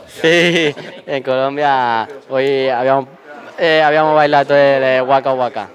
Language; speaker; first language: Italian; non-native, learner; Spanish